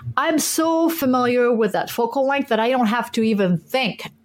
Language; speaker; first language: English; non-native, fluent; French